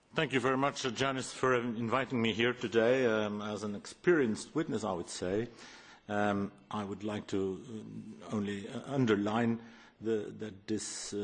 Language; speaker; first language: English; non-native, fluent; Dutch